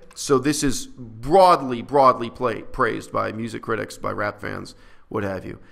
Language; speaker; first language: English; native; English